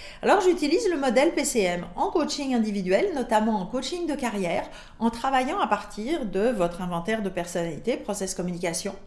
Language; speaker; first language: French; native; French